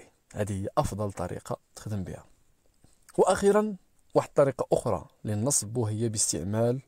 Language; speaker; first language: Arabic; native; Arabic